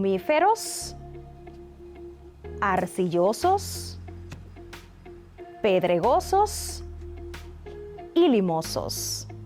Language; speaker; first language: Spanish; native; Spanish